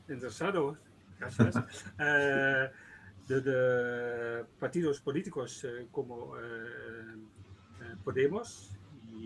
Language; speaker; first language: Spanish; non-native, learner; Dutch